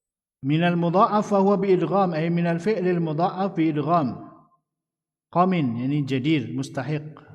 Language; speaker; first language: Arabic; non-native, fluent; Indonesian